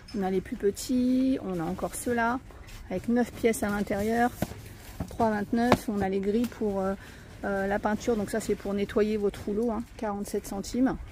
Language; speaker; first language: French; native; French